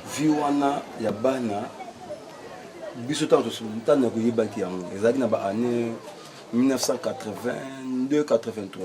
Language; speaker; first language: Lingala; native; Lingala